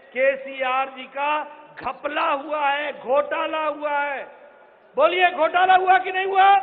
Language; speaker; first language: Hindi; native; Hindi